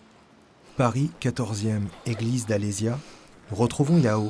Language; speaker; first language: French; native; French